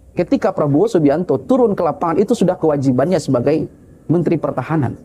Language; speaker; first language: Indonesian; non-native, local second language; Minangkabau